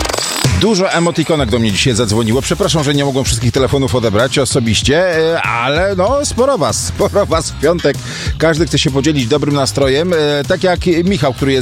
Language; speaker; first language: Polish; native; Polish